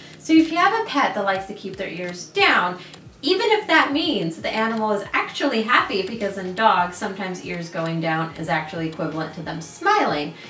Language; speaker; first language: English; native; English